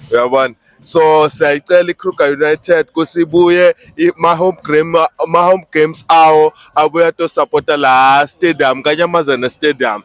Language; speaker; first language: Zulu; non-native, local second language; Swati